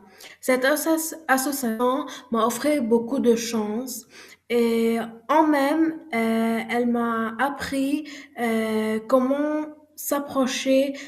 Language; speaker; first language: French; non-native, learner; Arabic